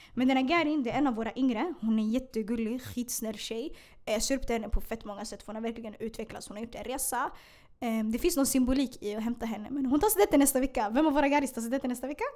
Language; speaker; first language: Swedish; early bilingual, other home language; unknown